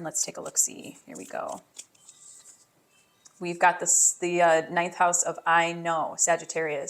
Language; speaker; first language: English; native; English